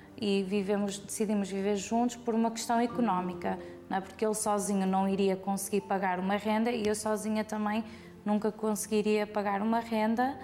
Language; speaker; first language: Portuguese; early bilingual, heritage; Portuguese